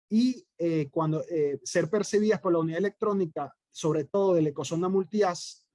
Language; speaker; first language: Spanish; native; Spanish